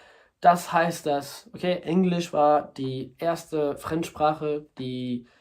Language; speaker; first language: German; non-native, fluent; Spanish